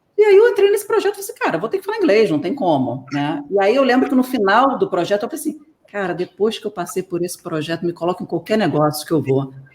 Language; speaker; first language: Portuguese; native; Portuguese